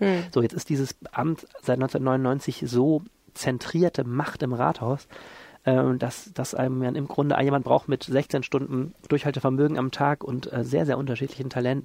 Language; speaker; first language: German; native; German